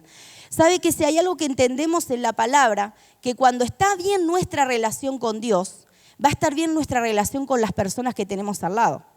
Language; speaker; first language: Spanish; native; Spanish